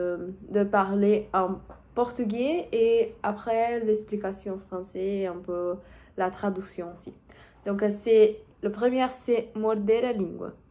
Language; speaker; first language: French; non-native, learner; Portuguese